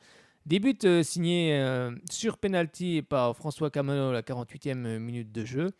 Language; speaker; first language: French; native; French